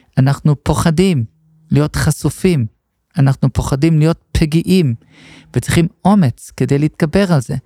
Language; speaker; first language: Hebrew; non-native, fluent; English